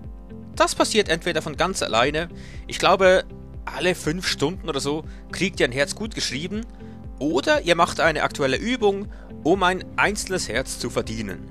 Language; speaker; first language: German; native; German